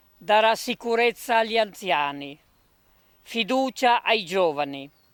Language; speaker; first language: Italian; native; Italian